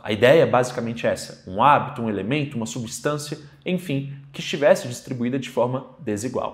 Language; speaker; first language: Portuguese; native; Portuguese